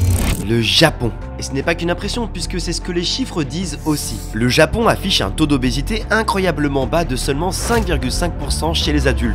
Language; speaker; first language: French; native; French